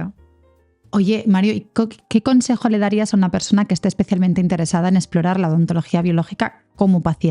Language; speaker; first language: Spanish; native; Spanish